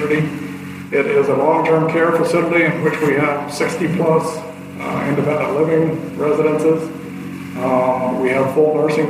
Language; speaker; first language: English; native; English